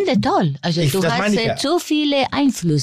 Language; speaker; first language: German; non-native, fluent; Spanish